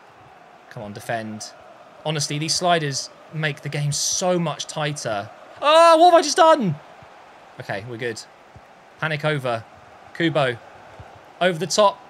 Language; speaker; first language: English; native; English